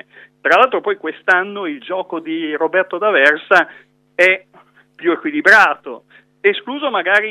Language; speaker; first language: Italian; native; Italian